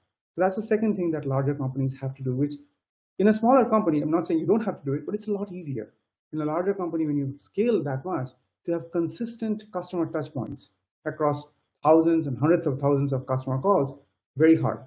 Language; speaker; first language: English; non-native, local second language; Bangla